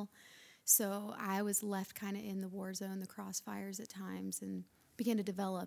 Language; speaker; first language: English; native; English